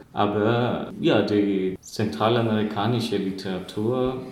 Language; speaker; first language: German; non-native, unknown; Spanish